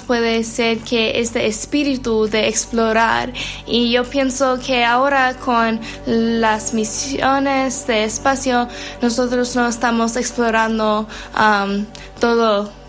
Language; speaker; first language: Spanish; non-native, learner; English